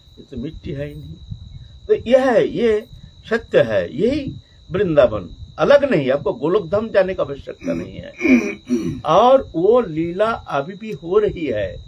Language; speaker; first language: Hindi; non-native, local second language; Bangla